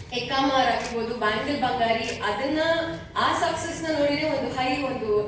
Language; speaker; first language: Kannada; native; Kannada